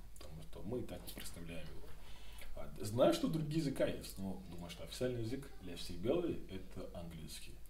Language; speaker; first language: Russian; non-native, learner; Yoruba